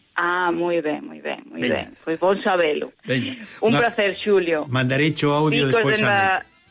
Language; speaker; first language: Galician; native; Galician